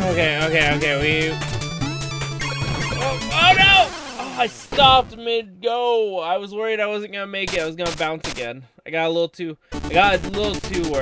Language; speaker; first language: English; native; English